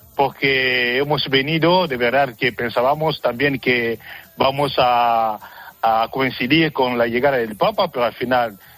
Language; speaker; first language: Spanish; non-native, fluent; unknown